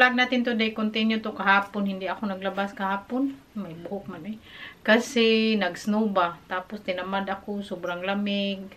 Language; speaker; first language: Filipino; non-native, local second language; Cebuano